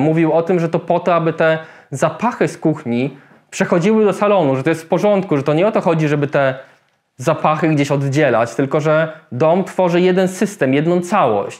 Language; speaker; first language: Polish; native; Polish